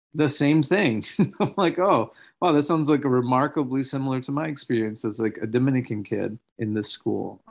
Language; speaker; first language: English; native; English